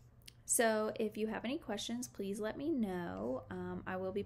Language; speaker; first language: English; native; English